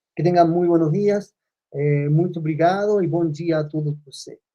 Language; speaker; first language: Portuguese; non-native, learner; Spanish